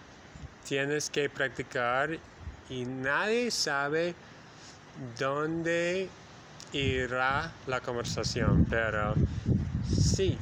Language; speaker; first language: Spanish; non-native, fluent; English